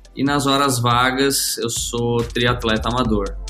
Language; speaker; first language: Portuguese; native; Portuguese